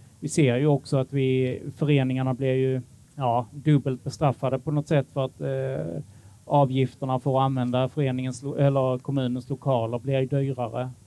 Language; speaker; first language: Swedish; native; Swedish